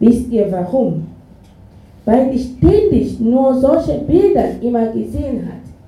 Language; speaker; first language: German; non-native, fluent; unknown